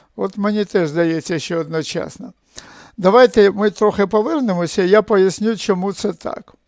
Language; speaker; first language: Ukrainian; native; Ukrainian